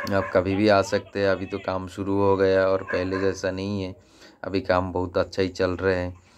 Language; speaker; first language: Hindi; non-native, local second language; Tamil